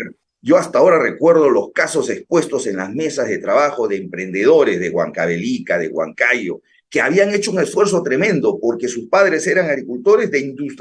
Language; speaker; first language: Spanish; native; Spanish